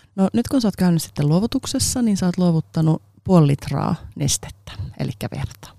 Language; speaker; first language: Finnish; non-native, local second language; Swedish